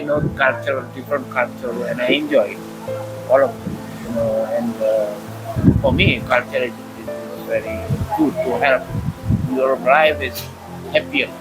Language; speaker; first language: English; non-native, learner; Indonesian